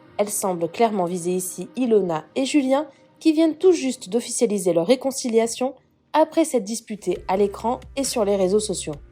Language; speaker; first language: French; native; French